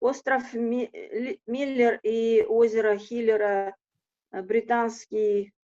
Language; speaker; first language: Russian; non-native, local second language; Kazakh